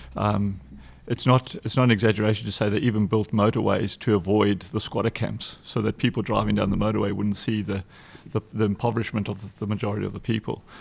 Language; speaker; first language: English; native; English